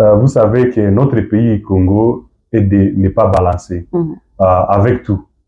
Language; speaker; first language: French; non-native, local second language; Swahili